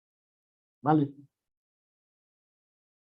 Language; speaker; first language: Spanish; native; Spanish